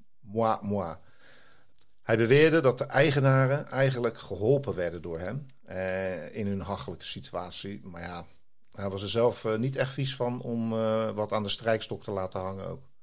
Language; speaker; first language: Dutch; native; Dutch